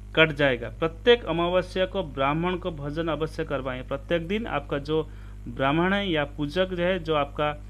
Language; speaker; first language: Hindi; non-native, local second language; Odia